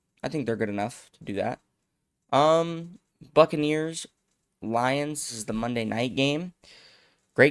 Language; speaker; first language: English; native; English